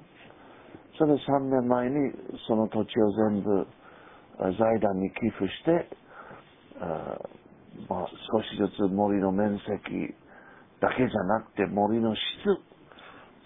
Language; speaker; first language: Japanese; non-native, fluent; English